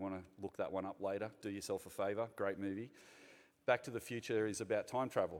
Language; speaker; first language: English; native; English